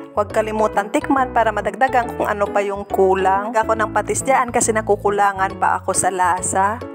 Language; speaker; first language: Filipino; non-native, local second language; Hiligaynon